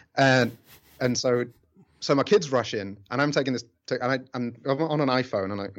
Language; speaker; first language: English; native; English